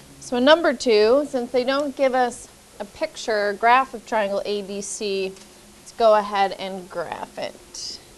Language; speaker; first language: English; native; English